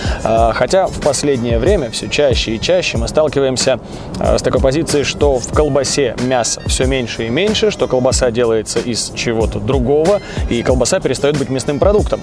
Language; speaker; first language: Russian; native; Russian